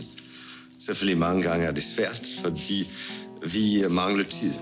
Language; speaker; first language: Danish; non-native, fluent; French